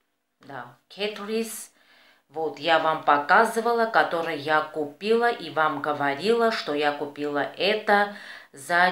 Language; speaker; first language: Russian; non-native, fluent; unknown